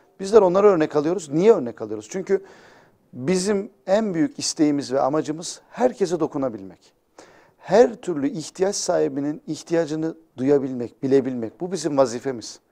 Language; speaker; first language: Turkish; native; Turkish